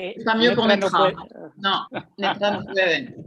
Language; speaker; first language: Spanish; non-native, learner; French